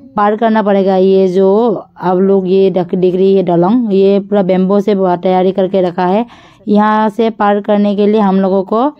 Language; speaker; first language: Hindi; non-native, local second language; Assamese